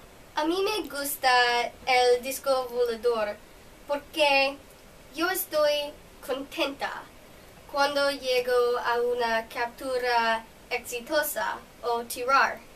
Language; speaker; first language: Spanish; non-native, learner; English